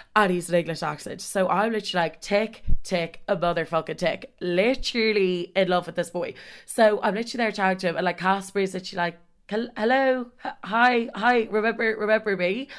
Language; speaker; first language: English; native; English